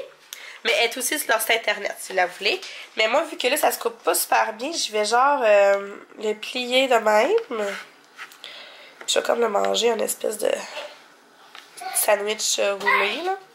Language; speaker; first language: French; native; French